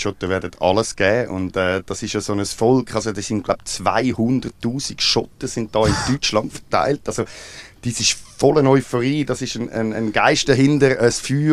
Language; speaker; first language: German; native; German